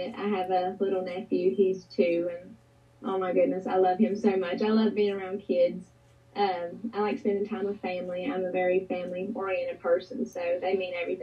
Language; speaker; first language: English; native; English